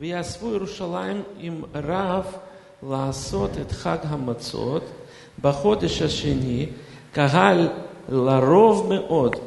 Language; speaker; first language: Hebrew; non-native, fluent; Russian